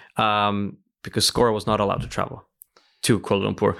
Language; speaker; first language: English; early bilingual, other home language; Norwegian